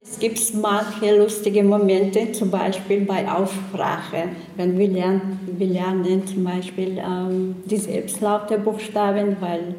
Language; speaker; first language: German; non-native, learner; Chechen